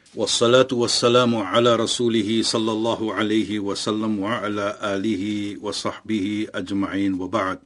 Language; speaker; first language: Afrikaans; non-native, fluent; Arabic